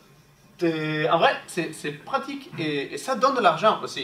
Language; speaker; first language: French; non-native, fluent; Spanish